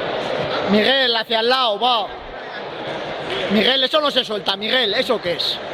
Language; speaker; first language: Spanish; native; Spanish